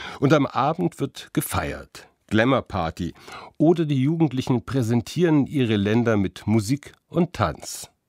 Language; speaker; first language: German; native; German